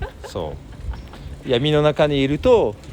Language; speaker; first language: Japanese; non-native, fluent; French